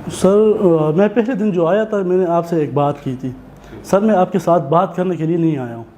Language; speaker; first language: Urdu; non-native, local second language; Pashto